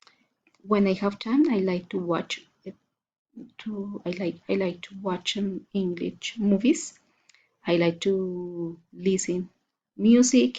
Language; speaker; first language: English; non-native, learner; Spanish